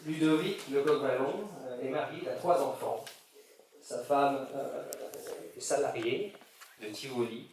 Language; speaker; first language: French; native; French